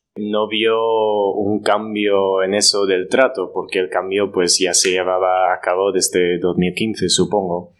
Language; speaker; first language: Spanish; non-native, fluent; Dutch